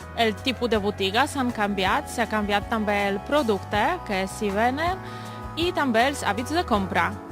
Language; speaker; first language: Catalan; non-native, fluent; Polish